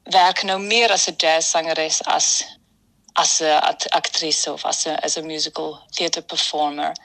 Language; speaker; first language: Afrikaans; early bilingual, heritage; German